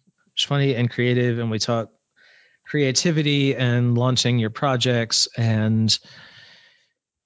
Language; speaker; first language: English; native; English